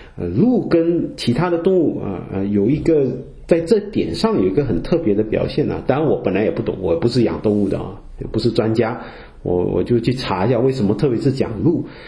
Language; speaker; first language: Chinese; native; Chinese